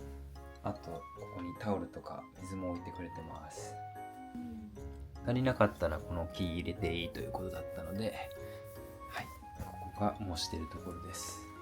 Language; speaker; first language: Japanese; native; Japanese